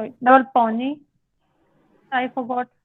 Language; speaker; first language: English; non-native, learner; Hindi